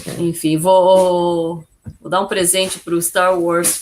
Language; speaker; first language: Portuguese; non-native, learner; English